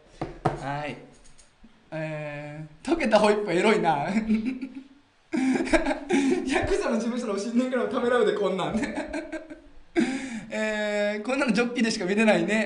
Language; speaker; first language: Japanese; native; Japanese